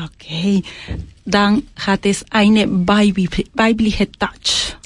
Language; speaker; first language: German; non-native, fluent; Spanish